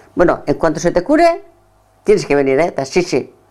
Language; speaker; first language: Spanish; non-native, local second language; Basque